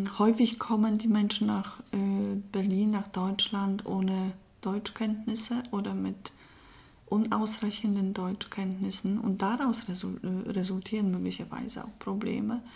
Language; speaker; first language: German; non-native, fluent; Polish